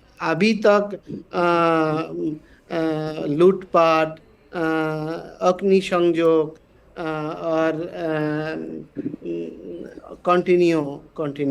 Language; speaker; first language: Hindi; non-native, learner; Bangla